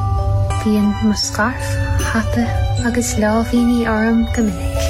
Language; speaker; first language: Irish; non-native, learner; English